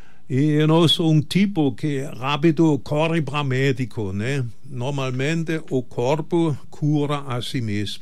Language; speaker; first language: Portuguese; non-native, fluent; German